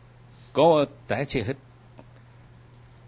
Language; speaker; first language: Cantonese; early bilingual, heritage; Cantonese